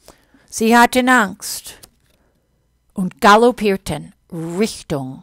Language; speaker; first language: German; non-native, fluent; English